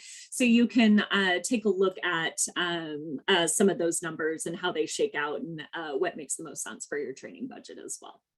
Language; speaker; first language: English; native; English